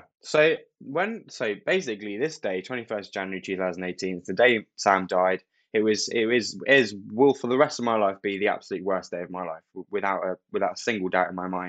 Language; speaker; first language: English; native; English